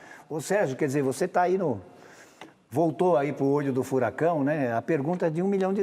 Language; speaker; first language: Portuguese; native; Portuguese